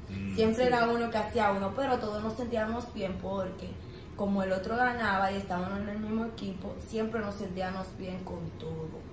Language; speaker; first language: Spanish; native; Spanish